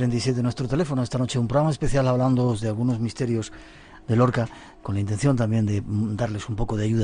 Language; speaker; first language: Spanish; native; Spanish